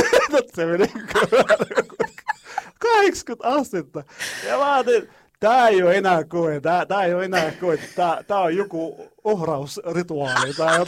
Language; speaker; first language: Finnish; non-native, fluent; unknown